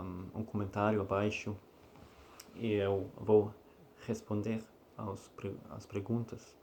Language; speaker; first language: Portuguese; non-native, learner; Russian